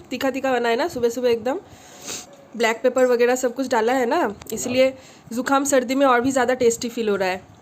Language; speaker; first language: Hindi; non-native, local second language; Bangla